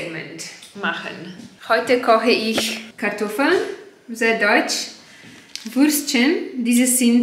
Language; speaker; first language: German; non-native, learner; Slovenian